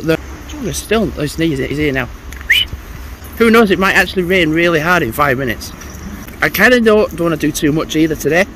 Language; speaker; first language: English; native; English